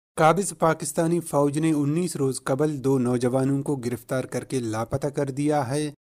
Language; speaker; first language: Urdu; non-native, local second language; Baluchi